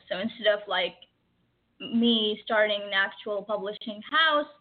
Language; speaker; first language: English; early bilingual, other home language; Arabic